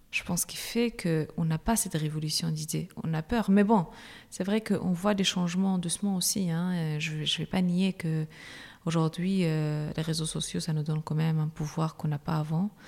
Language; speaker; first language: French; non-native, local second language; Arabic